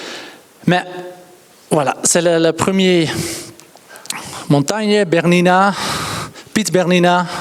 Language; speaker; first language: French; non-native, learner; Dutch